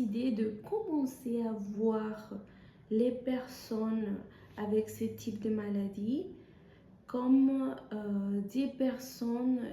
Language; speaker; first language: French; non-native, fluent; Spanish